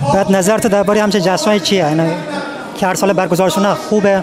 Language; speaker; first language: Persian; native; Persian